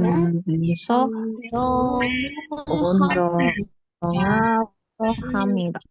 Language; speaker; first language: Korean; non-native, learner; Indonesian